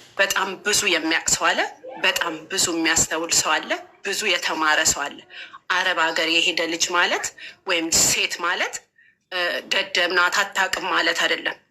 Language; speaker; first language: Amharic; native; Amharic